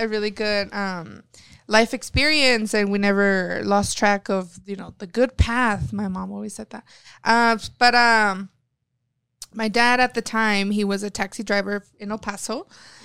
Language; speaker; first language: English; early bilingual, other home language; Spanish